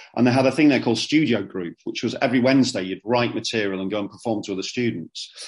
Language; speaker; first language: English; native; English